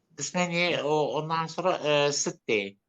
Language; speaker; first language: Arabic; non-native, learner; Turkish